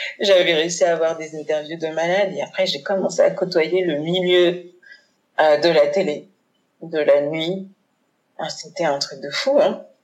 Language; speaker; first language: French; early bilingual, other home language; Haitian Creole